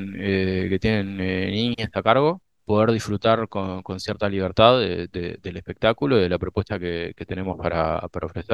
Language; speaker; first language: Spanish; native; Spanish